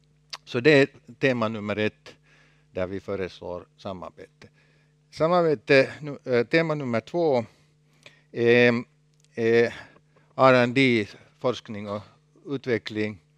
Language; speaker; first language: Swedish; non-native, local second language; Finnish